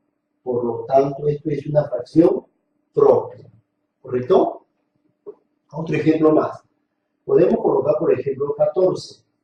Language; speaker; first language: Spanish; native; Spanish